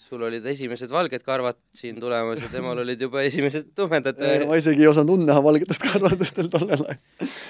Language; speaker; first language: Estonian; native; Estonian